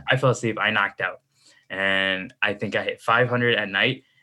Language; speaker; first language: English; native; English